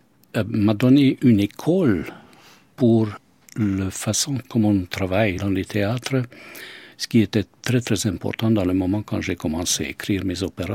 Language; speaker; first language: French; non-native, fluent; Hungarian